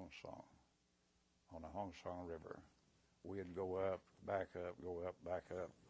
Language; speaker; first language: English; native; English